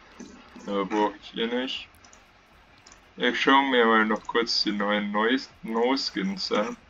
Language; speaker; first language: German; native; German